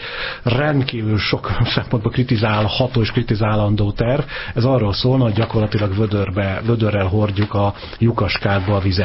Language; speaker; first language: Hungarian; native; Hungarian